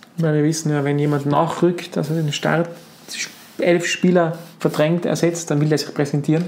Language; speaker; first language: German; native; German